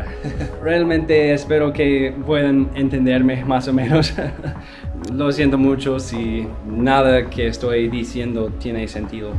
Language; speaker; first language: Spanish; non-native, learner; English